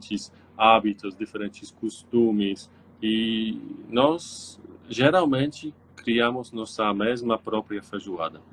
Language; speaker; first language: Portuguese; non-native, learner; Polish